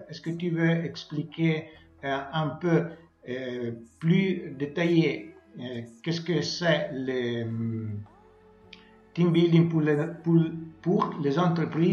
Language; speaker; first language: French; non-native, learner; Italian